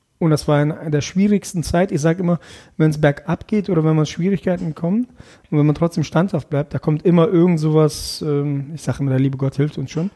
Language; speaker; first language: German; early bilingual, other home language; Russian